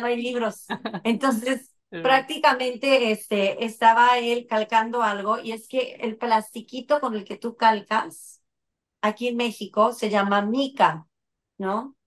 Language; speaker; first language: Spanish; native; Spanish